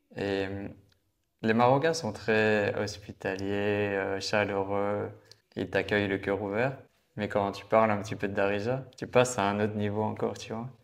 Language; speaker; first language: French; native; French